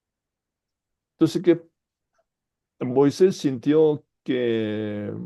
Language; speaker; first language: Spanish; non-native, fluent; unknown